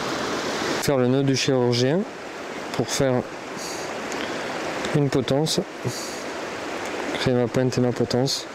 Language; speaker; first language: French; native; French